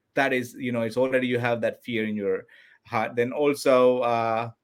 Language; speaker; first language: English; non-native, local second language; Tamil